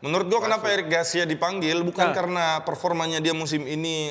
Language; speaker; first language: Indonesian; native; Indonesian